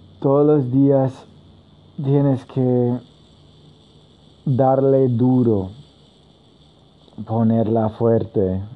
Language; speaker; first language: Spanish; non-native, learner; English